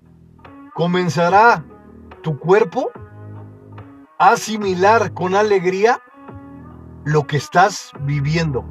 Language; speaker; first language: Spanish; native; Spanish